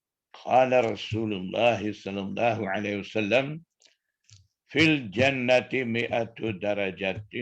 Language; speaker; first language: Arabic; non-native, fluent; Malay